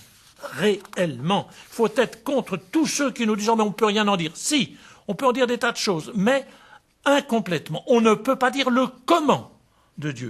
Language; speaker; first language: French; native; French